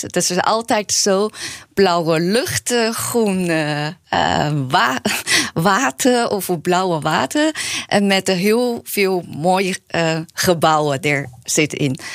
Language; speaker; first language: Dutch; non-native, learner; Chinese